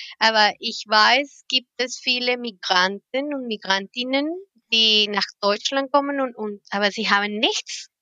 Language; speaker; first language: German; non-native, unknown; Spanish